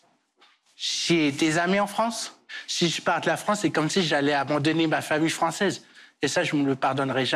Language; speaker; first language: French; early bilingual, other home language; Portuguese